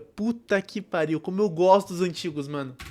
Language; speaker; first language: Portuguese; native; Portuguese